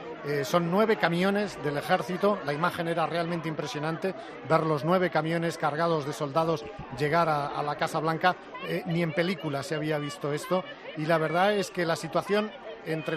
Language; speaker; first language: Spanish; native; Spanish